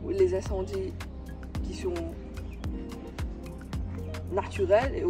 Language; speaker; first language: French; non-native, local second language; Morisyen